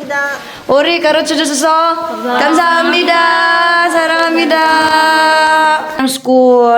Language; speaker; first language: Korean; non-native, learner; Filipino